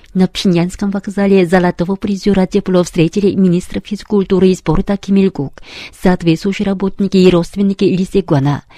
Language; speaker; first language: Russian; non-native, fluent; Korean